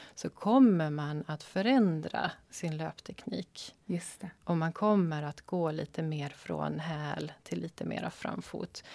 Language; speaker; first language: Swedish; native; Swedish